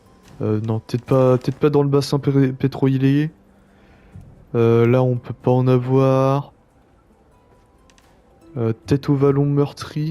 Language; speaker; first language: French; native; French